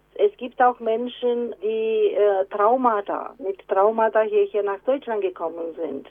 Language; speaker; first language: German; non-native, fluent; Romanian